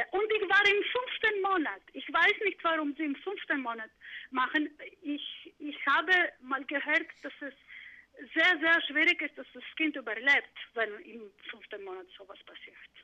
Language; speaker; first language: German; non-native, fluent; Greek